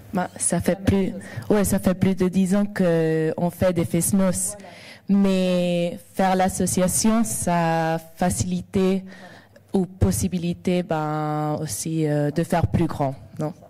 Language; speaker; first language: French; non-native, local second language; Galician